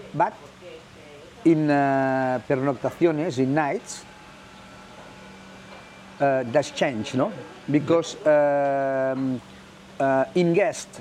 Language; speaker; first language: English; non-native, learner; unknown